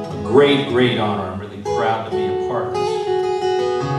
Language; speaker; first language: English; native; English